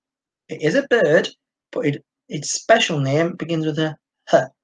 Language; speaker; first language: English; native; English